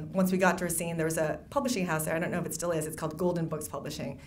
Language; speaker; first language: English; native; English